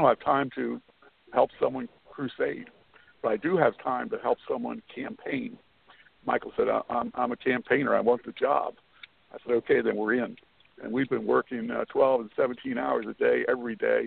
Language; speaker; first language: English; native; English